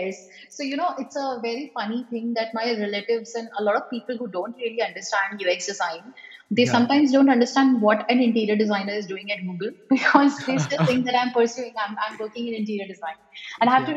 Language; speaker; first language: English; non-native, local second language; Hindi